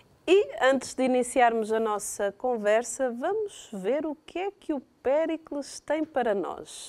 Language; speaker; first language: Portuguese; native; Portuguese